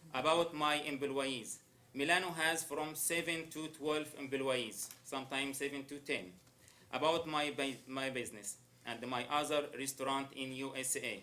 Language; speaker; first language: English; non-native, learner; Arabic